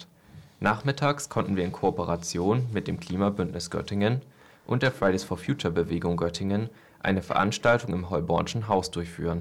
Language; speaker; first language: German; native; German